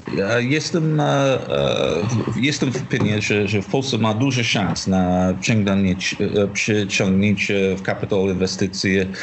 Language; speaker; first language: Polish; non-native, learner; English